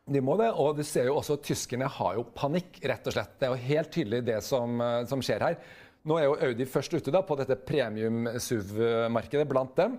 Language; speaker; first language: Norwegian; native; Norwegian